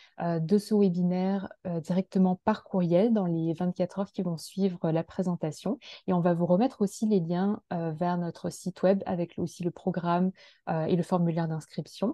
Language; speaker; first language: French; native; French